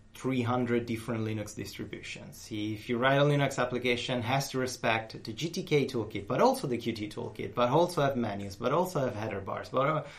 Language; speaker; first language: English; non-native, fluent; Italian